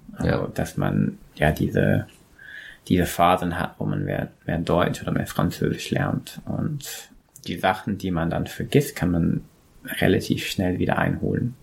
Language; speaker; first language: German; non-native, fluent; English